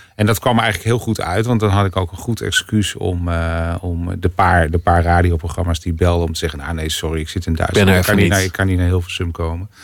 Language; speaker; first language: Dutch; native; Dutch